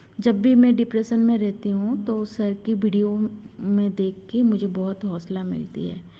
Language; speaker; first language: Hindi; native; Hindi